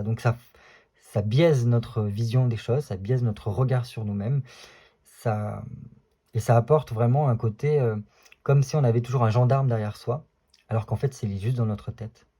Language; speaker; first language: French; native; French